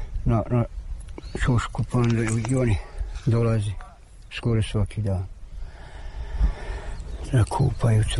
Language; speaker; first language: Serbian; non-native, local second language; Hungarian